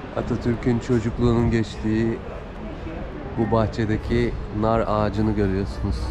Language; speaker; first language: Turkish; native; Turkish